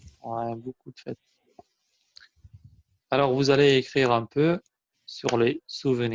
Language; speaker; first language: French; non-native, fluent; Albanian